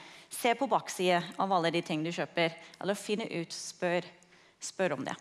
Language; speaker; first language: Norwegian; non-native, fluent; English